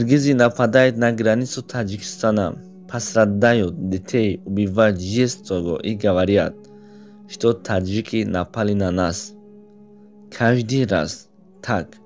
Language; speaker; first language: Russian; non-native, learner; Tajik